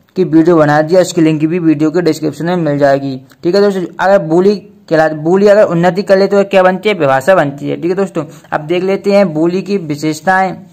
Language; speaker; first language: Hindi; native; Hindi